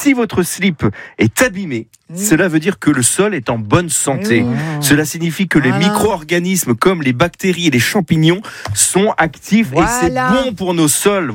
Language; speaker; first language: French; native; French